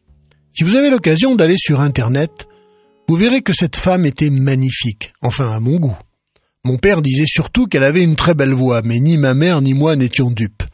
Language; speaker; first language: French; native; French